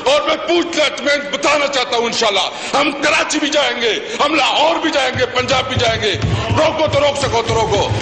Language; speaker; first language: Urdu; non-native, local second language; Pashto